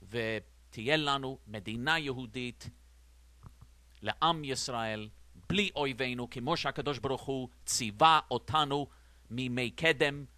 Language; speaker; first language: Hebrew; non-native, fluent; English